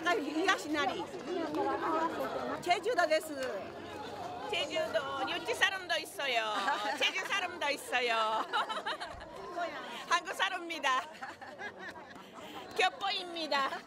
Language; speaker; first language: Korean; early bilingual, heritage; Korean